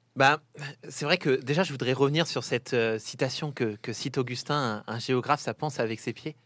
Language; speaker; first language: French; native; French